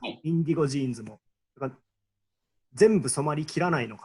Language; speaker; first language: Japanese; native; Japanese